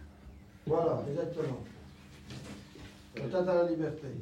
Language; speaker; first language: French; native; French